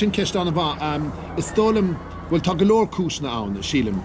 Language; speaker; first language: Irish; native; Irish